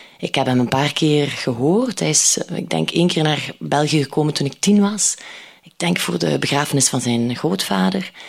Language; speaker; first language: Dutch; native; Dutch